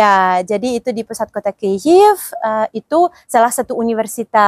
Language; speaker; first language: Indonesian; non-native, fluent; Ukrainian